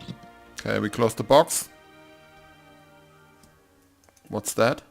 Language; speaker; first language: English; non-native, learner; German